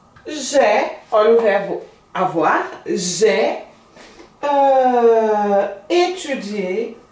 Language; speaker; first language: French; non-native, fluent; Portuguese